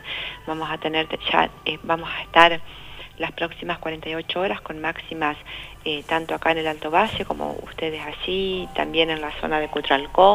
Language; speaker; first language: Spanish; native; Spanish